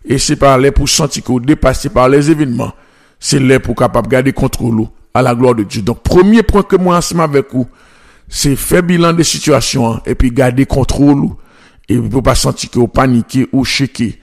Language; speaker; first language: French; non-native, local second language; Haitian Creole